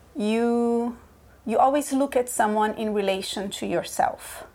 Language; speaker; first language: English; early bilingual, other home language; Portuguese